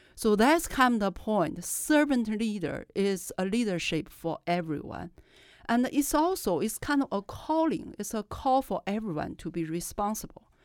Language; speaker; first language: English; non-native, fluent; Chinese